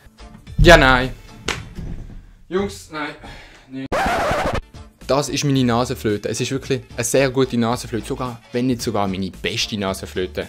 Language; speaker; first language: German; native; German